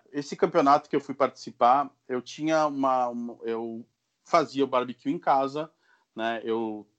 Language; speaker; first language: Portuguese; native; Portuguese